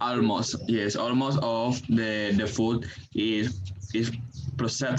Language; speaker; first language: English; non-native, learner; Spanish